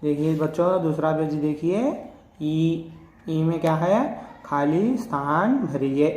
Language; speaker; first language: Hindi; non-native, local second language; Telugu